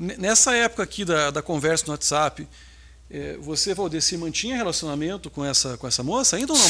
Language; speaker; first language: Portuguese; native; Portuguese